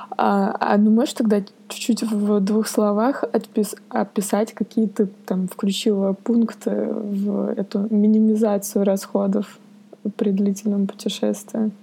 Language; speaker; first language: Russian; native; Russian